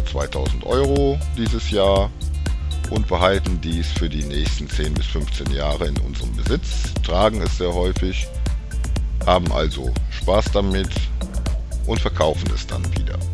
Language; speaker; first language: German; native; German